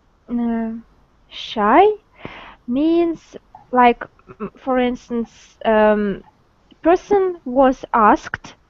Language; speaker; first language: English; non-native, learner; Russian